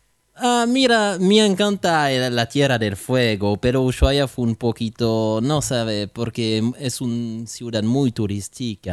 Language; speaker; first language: Spanish; non-native, learner; French